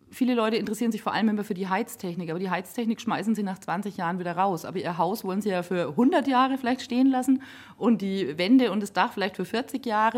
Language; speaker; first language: German; native; German